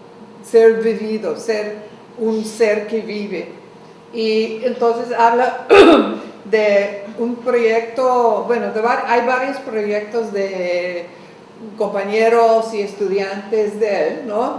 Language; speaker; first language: Spanish; non-native, fluent; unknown